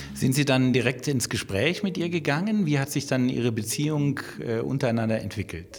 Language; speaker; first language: German; native; German